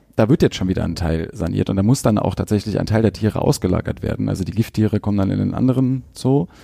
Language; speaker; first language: German; native; German